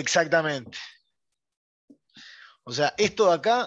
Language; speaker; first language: Spanish; native; Spanish